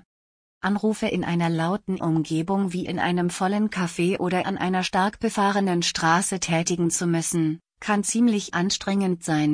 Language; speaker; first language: German; native; German